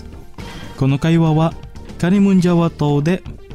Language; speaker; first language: Japanese; non-native, fluent; Indonesian